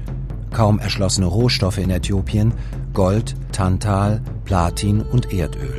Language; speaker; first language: German; native; German